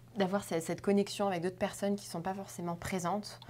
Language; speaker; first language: French; native; French